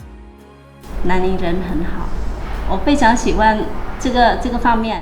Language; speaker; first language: Chinese; non-native, fluent; Vietnamese